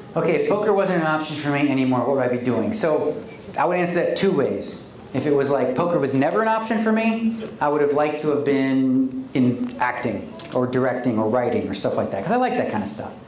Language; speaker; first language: English; native; English